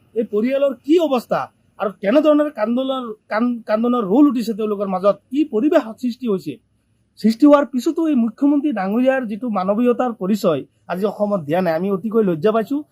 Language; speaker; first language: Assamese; non-native, local second language; Bangla